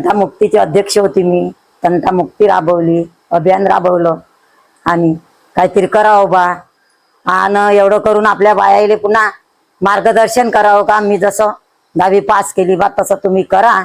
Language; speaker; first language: Marathi; native; Marathi